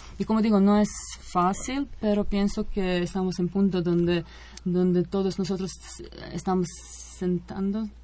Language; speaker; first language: Spanish; non-native, fluent; Croatian